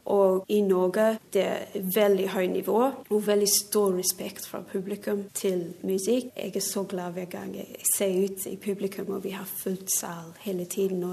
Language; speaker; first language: Norwegian; non-native, fluent; English